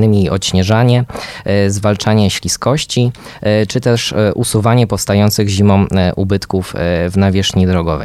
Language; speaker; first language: Polish; native; Polish